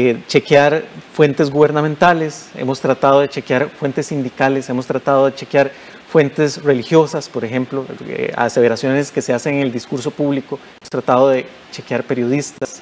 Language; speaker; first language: Spanish; native; Spanish